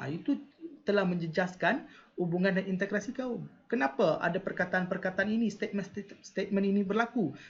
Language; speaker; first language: Malay; non-native, local second language; Tamil